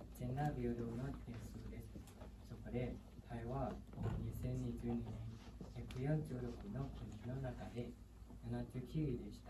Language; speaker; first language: Japanese; non-native, learner; Thai